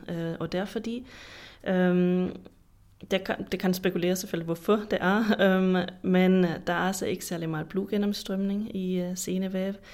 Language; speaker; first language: Danish; non-native, fluent; German